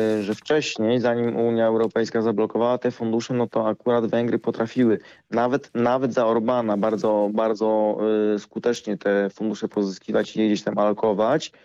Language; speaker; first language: Polish; native; Polish